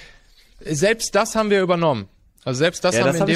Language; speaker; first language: German; native; German